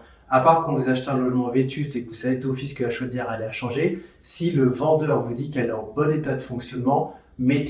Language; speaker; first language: French; native; French